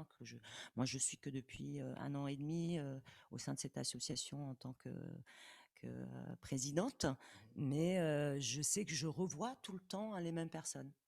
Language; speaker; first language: French; native; French